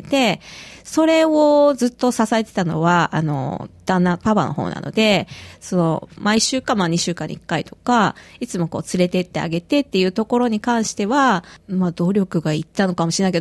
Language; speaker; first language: Japanese; native; Japanese